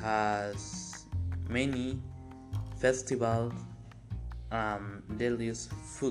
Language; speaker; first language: English; non-native, learner; Spanish